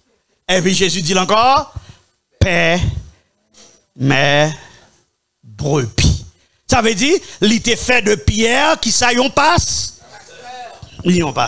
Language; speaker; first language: French; non-native, local second language; Haitian Creole